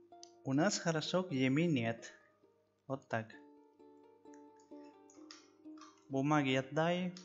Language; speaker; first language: Russian; non-native, learner; Spanish